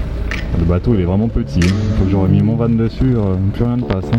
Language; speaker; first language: French; native; French